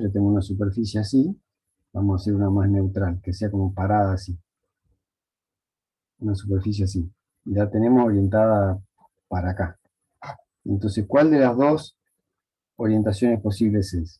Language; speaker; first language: Spanish; native; Spanish